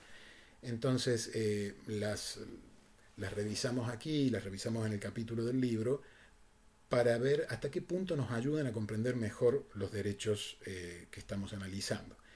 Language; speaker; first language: Spanish; native; Spanish